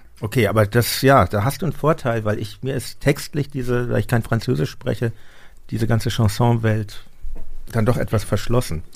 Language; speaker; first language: German; native; German